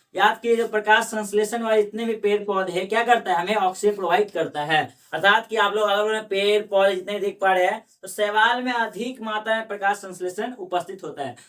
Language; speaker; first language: Hindi; native; Hindi